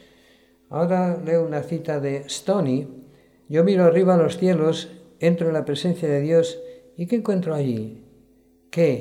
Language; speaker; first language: Spanish; native; Spanish